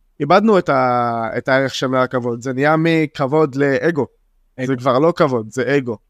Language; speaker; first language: Hebrew; non-native, local second language; Arabic